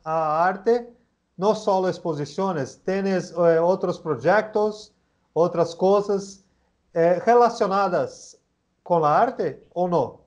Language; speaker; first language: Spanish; non-native, learner; Portuguese